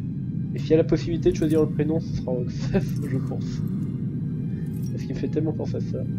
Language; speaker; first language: French; native; French